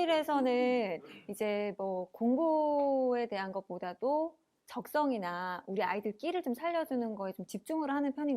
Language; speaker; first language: Korean; native; Korean